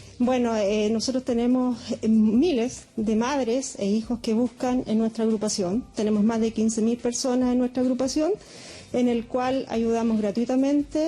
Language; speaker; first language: Spanish; native; Spanish